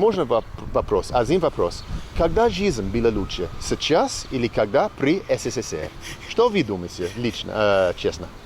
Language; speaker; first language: Russian; non-native, learner; English